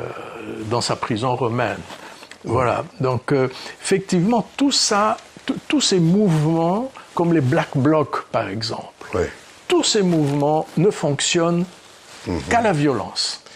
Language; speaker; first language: French; early bilingual, other home language; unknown